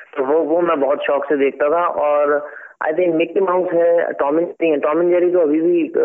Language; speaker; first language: Hindi; native; Hindi